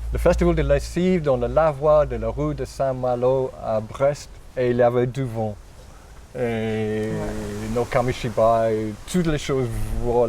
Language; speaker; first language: French; non-native, fluent; English